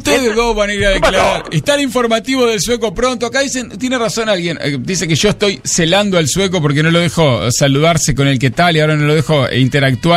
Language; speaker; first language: Spanish; native; Spanish